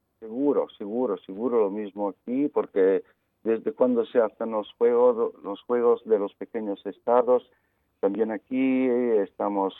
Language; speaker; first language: Spanish; non-native, learner; Italian